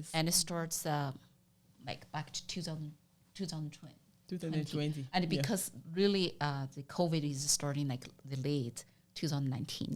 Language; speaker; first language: English; non-native, learner; Chinese